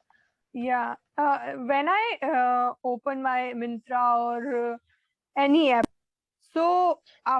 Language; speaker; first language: English; non-native, learner; Hindi